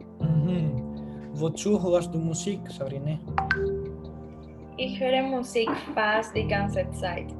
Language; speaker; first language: German; non-native, learner; Spanish